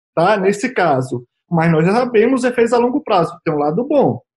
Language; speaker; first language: Portuguese; native; Portuguese